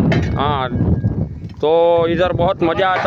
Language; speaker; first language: Hindi; non-native, local second language; Gujarati